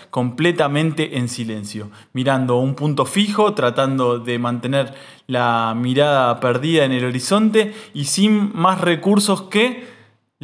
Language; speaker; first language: Spanish; native; Spanish